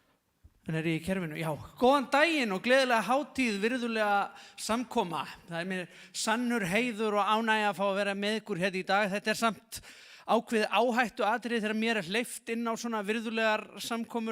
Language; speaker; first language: Icelandic; native; Icelandic